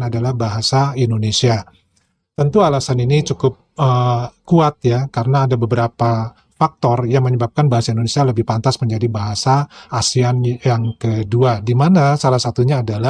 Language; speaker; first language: Indonesian; native; Indonesian